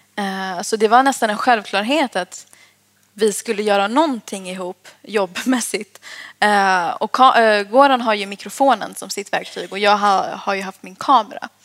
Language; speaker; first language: Swedish; native; Swedish